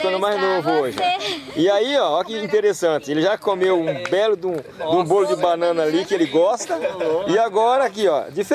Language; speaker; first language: Portuguese; native; Portuguese